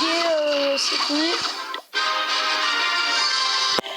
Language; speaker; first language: French; native; French